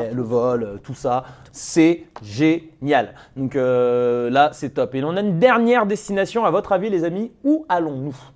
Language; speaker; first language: French; native; French